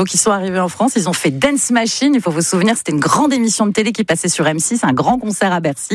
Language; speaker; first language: French; native; French